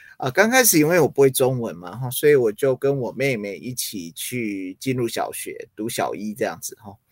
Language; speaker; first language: Chinese; early bilingual, other home language; English